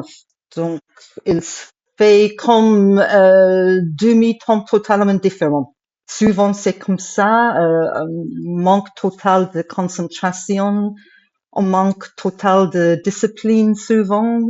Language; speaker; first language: French; non-native, fluent; English